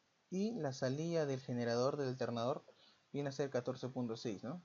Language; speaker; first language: Spanish; native; Spanish